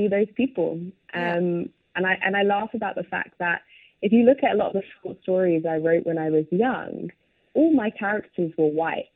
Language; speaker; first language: English; native; English